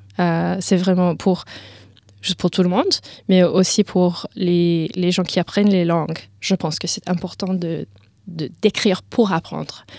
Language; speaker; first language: French; non-native, learner; English